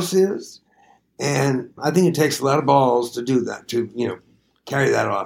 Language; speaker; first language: English; native; English